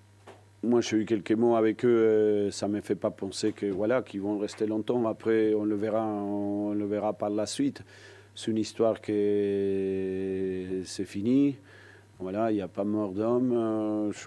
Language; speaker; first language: French; non-native, fluent; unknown